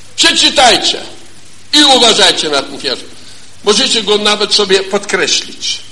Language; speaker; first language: Polish; non-native, fluent; German